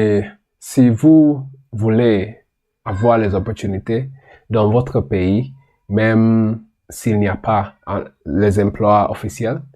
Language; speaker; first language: French; non-native, learner; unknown